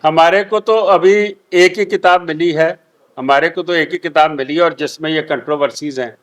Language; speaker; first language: Hindi; non-native, local second language; Punjabi